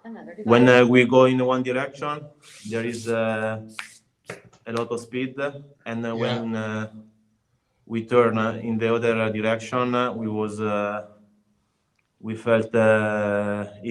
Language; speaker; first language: English; non-native, learner; Italian